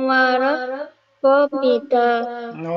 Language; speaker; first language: Korean; non-native, learner; Indonesian